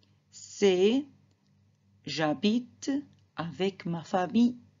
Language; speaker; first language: French; non-native, fluent; Arabic